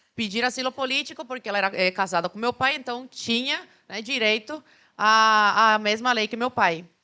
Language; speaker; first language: Portuguese; early bilingual, other home language; Spanish